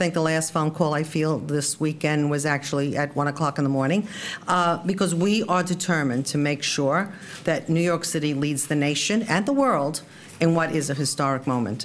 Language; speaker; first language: English; early bilingual, other home language; Spanish